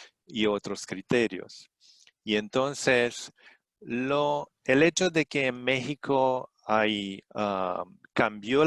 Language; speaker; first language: Spanish; non-native, fluent; Romanian